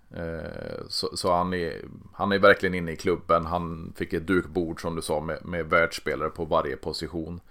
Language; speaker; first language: Swedish; native; Swedish